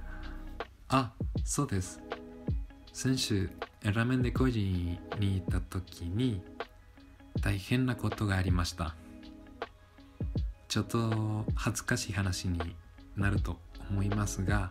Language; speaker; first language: Japanese; non-native, learner; Spanish